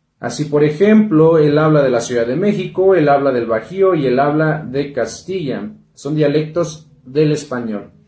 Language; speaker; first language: Spanish; non-native, local second language; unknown